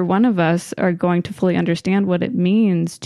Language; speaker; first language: English; native; English